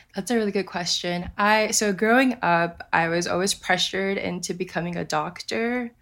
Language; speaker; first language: English; early bilingual, other home language; Japanese